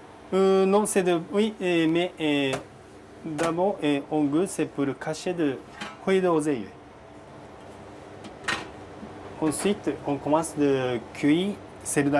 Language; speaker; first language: French; non-native, learner; Japanese